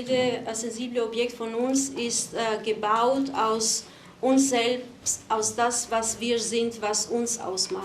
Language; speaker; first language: German; non-native, fluent; Albanian